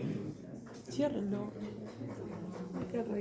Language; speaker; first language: Spanish; native; Spanish